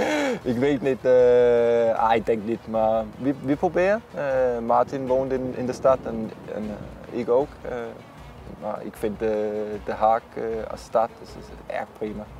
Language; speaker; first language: Dutch; non-native, learner; Danish